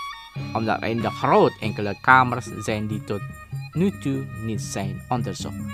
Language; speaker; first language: Dutch; non-native, fluent; Indonesian